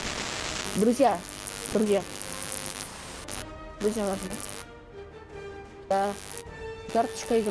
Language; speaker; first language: Russian; native; Russian